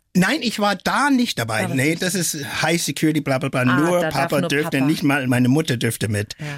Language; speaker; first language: German; non-native, fluent; English